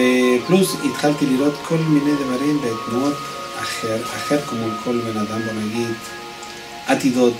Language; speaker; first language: Hebrew; non-native, fluent; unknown